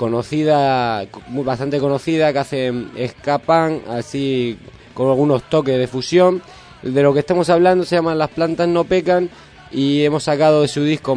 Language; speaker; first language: Spanish; native; Spanish